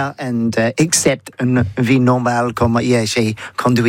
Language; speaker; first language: French; non-native, learner; English